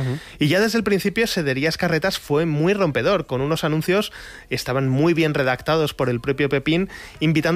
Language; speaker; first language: Spanish; native; Spanish